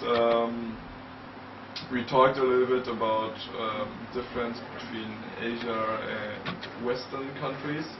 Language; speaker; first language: English; non-native, fluent; German